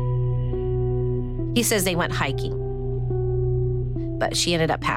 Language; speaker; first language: English; native; English